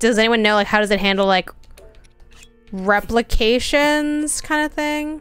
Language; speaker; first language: English; native; English